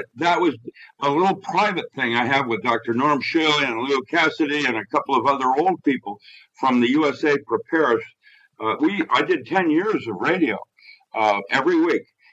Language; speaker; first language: English; native; English